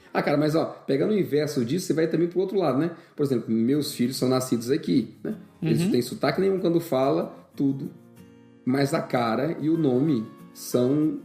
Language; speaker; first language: Portuguese; native; Portuguese